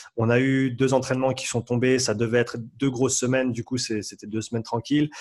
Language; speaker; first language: French; native; French